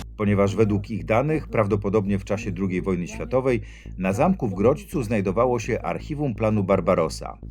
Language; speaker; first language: Polish; early bilingual, other home language; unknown